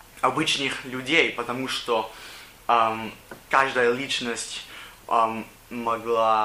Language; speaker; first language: Russian; non-native, learner; English